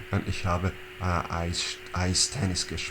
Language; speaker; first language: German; non-native, fluent; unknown